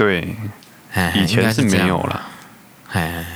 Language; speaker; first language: Chinese; native; Chinese